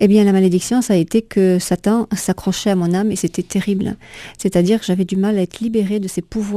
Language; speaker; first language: French; native; French